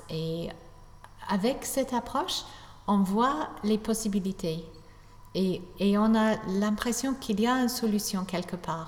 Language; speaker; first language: French; non-native, fluent; English